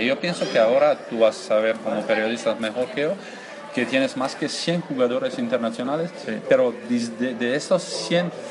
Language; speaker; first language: Spanish; non-native, learner; Croatian